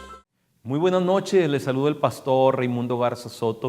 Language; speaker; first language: Spanish; native; Spanish